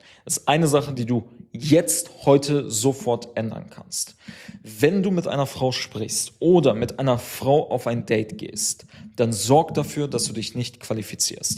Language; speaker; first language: German; native; German